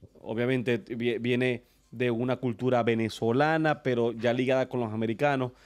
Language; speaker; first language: Spanish; native; Spanish